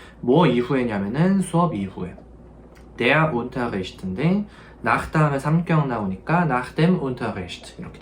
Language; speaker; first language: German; non-native, fluent; Korean